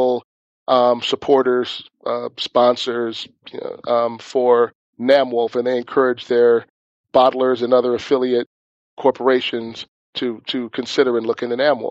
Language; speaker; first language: English; native; English